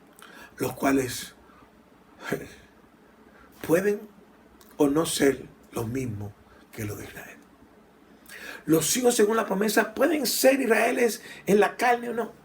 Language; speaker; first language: Spanish; native; Spanish